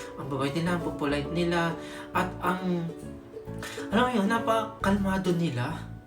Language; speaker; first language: Filipino; native; Filipino